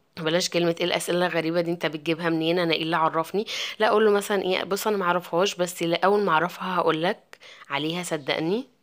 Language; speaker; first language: Arabic; native; Arabic